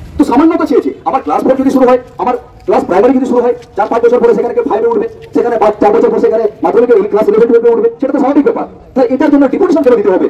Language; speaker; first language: Bangla; non-native, local second language; Santali